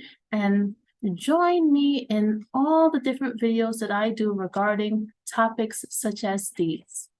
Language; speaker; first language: English; native; English